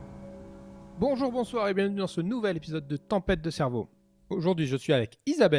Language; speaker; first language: French; native; French